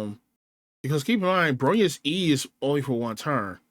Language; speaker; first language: English; native; English